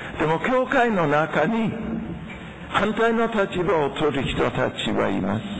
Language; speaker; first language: Japanese; non-native, fluent; English